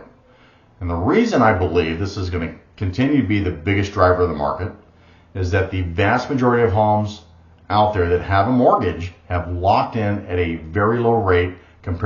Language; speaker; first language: English; native; English